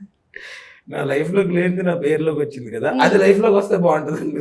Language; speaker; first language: Telugu; native; Telugu